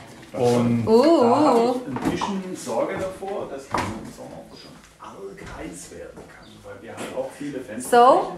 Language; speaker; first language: German; native; German